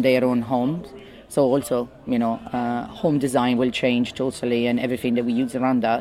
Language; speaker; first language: English; non-native, fluent; Italian